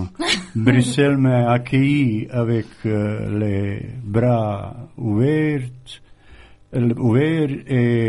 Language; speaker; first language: French; non-native, fluent; Croatian